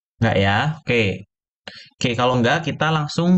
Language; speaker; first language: Indonesian; native; Indonesian